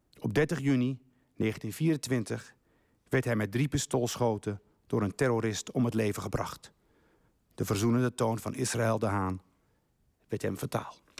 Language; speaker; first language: Dutch; early bilingual, other home language; Riffian